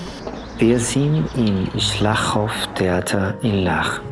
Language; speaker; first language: German; non-native, learner; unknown